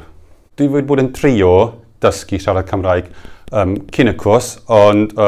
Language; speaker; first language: Welsh; non-native, learner; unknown